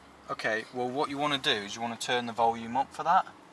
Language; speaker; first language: English; native; English